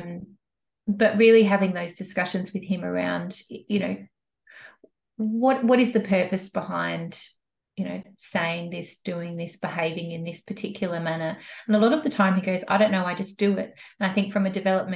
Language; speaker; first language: English; native; English